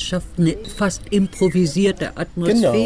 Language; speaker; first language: German; native; German